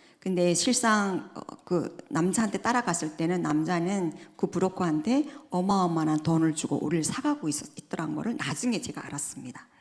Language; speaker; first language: Korean; native; Korean